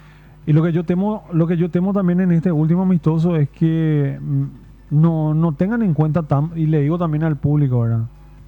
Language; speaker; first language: Spanish; native; Spanish